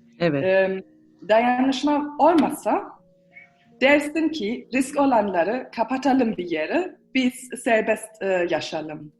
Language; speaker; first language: Turkish; early bilingual, heritage; Turkish